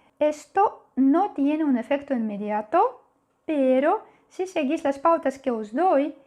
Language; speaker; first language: Spanish; non-native, fluent; Russian